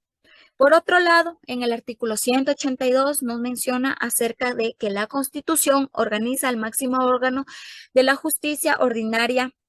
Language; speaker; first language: Spanish; native; Spanish